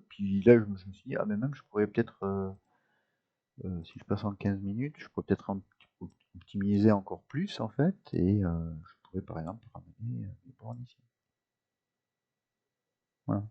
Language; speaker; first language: French; native; French